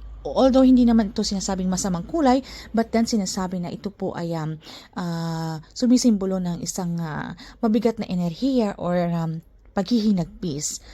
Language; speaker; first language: Filipino; native; Filipino